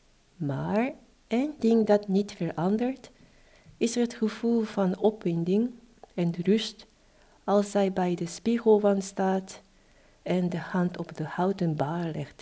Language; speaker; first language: Dutch; non-native, fluent; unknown